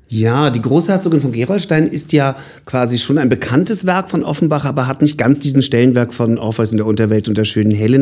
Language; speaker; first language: German; native; German